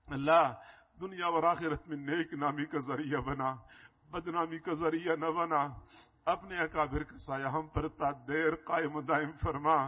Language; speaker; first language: Urdu; non-native, local second language; Punjabi